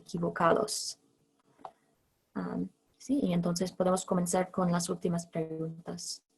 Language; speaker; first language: Spanish; non-native, fluent; English